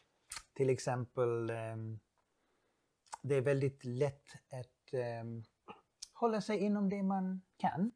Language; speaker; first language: Swedish; non-native, fluent; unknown